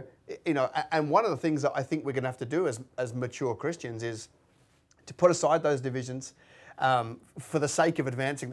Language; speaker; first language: English; native; English